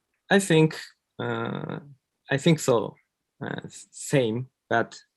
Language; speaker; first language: English; non-native, learner; Japanese